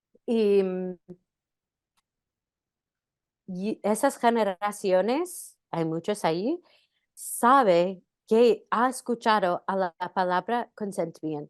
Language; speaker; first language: Spanish; non-native, fluent; English